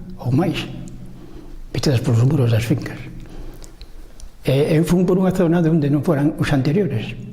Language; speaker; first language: Galician; native; Galician